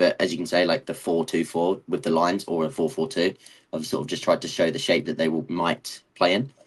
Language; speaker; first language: English; native; English